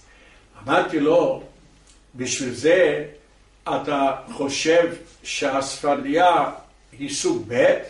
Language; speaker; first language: Hebrew; non-native, fluent; English